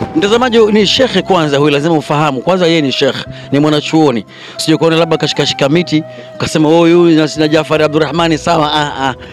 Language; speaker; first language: Swahili; native; Swahili